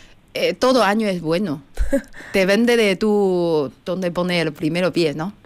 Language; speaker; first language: Spanish; non-native, learner; Chinese